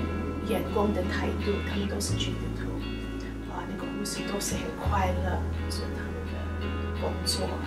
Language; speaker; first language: Chinese; non-native, fluent; English